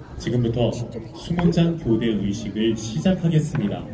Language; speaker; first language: Korean; native; Korean